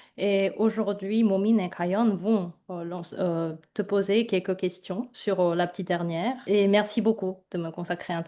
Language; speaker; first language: French; non-native, fluent; Korean